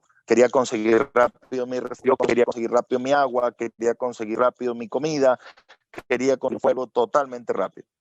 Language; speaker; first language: Spanish; native; Spanish